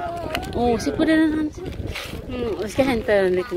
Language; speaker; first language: Norwegian; non-native, learner; Filipino